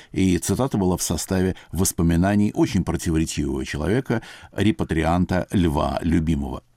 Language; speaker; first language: Russian; native; Russian